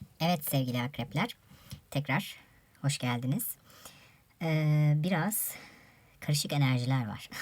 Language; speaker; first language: Turkish; native; Turkish